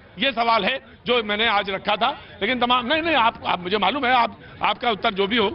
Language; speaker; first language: Hindi; native; Hindi